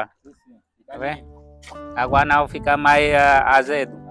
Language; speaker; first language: Portuguese; non-native, learner; Vietnamese